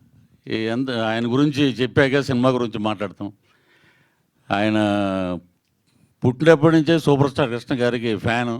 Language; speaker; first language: Telugu; native; Telugu